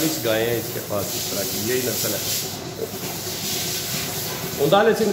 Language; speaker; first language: German; non-native, learner; Urdu